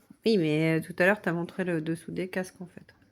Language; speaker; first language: French; native; French